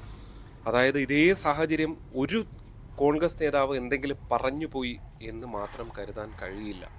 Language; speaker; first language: Malayalam; native; Malayalam